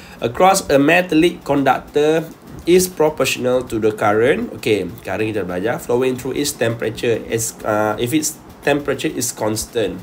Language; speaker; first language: English; non-native, local second language; Malay